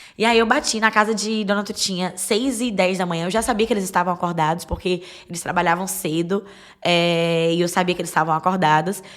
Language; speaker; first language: Portuguese; native; Portuguese